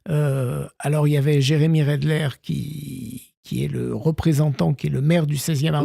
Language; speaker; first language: French; native; French